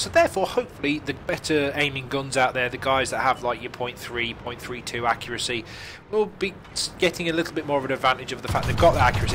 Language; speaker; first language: English; native; English